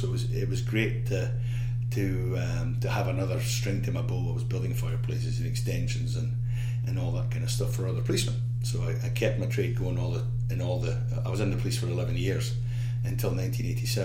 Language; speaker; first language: English; native; English